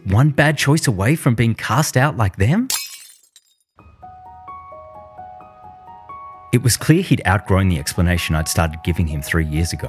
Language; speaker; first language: English; native; English